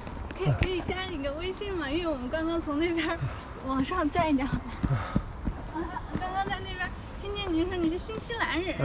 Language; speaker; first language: Chinese; native; Chinese